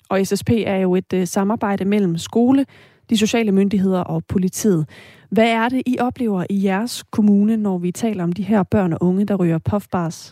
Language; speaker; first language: Danish; native; Danish